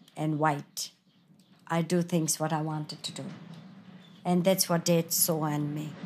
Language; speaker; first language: English; non-native, fluent; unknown